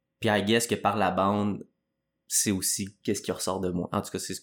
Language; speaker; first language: French; native; French